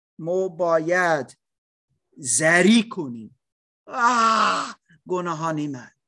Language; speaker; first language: Persian; non-native, learner; English